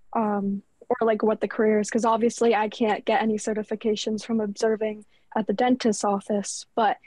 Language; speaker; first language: English; native; English